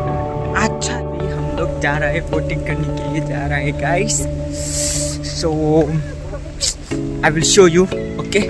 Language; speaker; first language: Hindi; non-native, local second language; Khasi